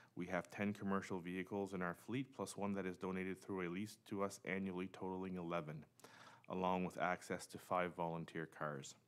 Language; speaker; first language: English; non-native, local second language; French